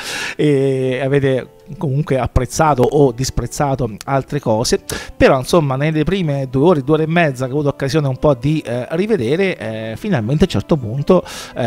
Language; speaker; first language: Italian; native; Italian